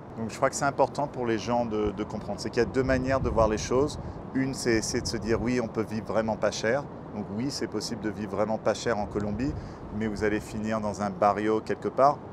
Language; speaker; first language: French; native; French